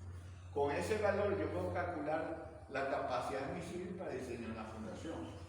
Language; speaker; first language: Spanish; native; Spanish